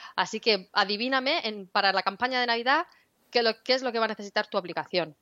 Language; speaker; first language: Spanish; native; Spanish